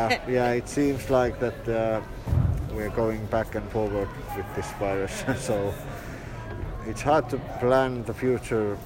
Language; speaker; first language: English; non-native, fluent; Finnish